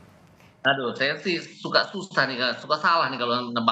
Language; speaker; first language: Indonesian; native; Indonesian